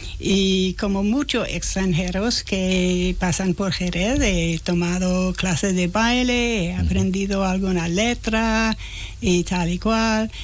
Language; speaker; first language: Spanish; non-native, fluent; English